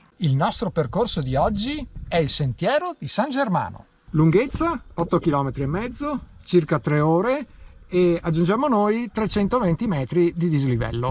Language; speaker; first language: Italian; native; Italian